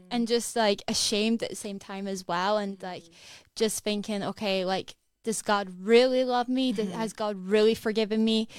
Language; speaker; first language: English; native; English